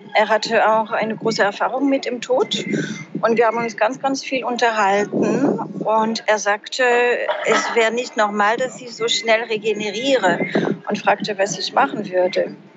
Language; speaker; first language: German; non-native, fluent; French